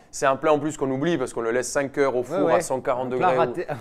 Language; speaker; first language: French; non-native, fluent; Spanish